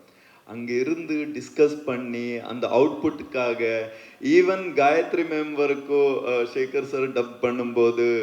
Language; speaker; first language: Tamil; non-native, learner; Kannada